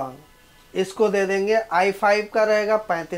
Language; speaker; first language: Hindi; native; Hindi